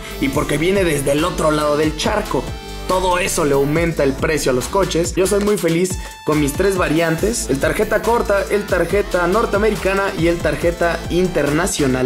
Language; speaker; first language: Spanish; native; Spanish